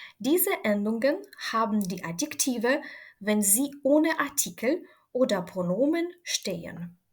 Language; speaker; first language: German; non-native, fluent; Ukrainian